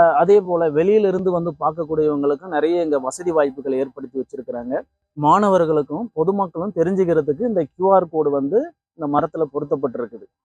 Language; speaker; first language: Tamil; native; Tamil